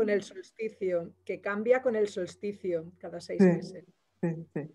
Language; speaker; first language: Spanish; non-native, learner; Portuguese